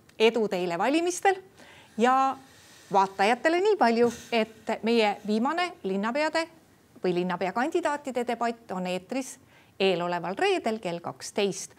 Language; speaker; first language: Estonian; native; Estonian